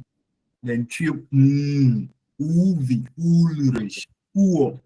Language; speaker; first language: German; non-native, learner; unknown